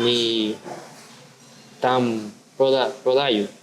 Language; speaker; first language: Russian; non-native, learner; Spanish